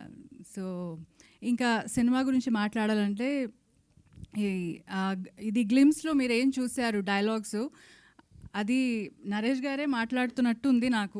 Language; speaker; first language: Telugu; non-native, local second language; Kannada